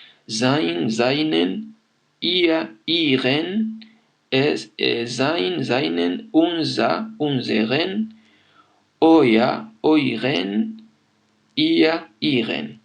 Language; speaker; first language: German; non-native, fluent; French